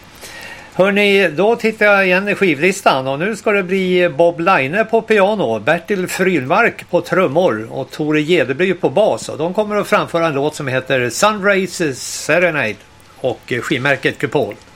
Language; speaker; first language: Swedish; native; Swedish